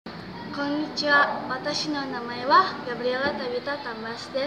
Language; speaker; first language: Japanese; non-native, learner; Indonesian